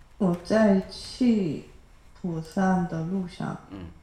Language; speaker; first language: Chinese; non-native, learner; Korean